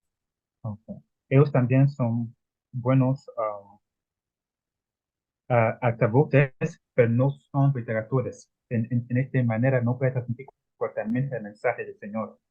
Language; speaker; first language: Spanish; non-native, learner; Italian